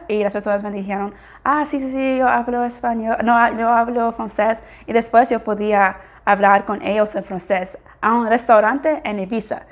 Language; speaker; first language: Spanish; non-native, fluent; English